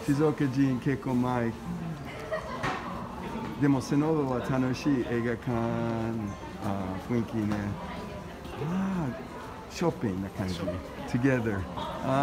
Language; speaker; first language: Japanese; non-native, learner; English